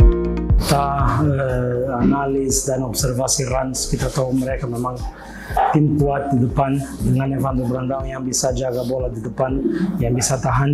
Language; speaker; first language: Indonesian; non-native, fluent; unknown